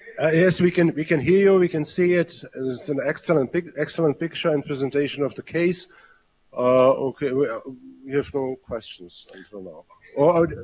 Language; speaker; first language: English; non-native, fluent; Czech